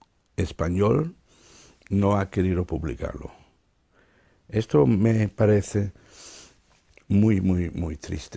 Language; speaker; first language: Spanish; non-native, fluent; Dutch